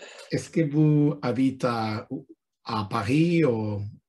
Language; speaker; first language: French; non-native, learner; Spanish